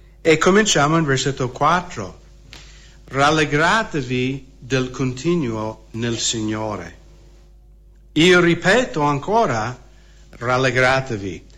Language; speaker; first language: Italian; non-native, fluent; English